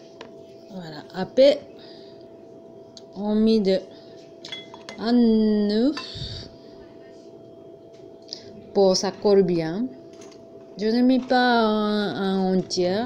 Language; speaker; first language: French; non-native, learner; Japanese